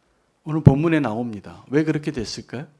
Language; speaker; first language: Korean; native; Korean